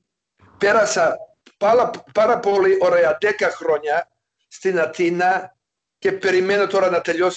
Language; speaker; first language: Greek; non-native, learner; Serbian